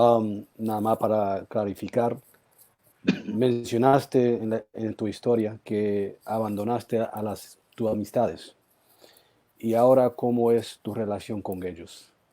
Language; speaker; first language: Spanish; early bilingual, heritage; Spanish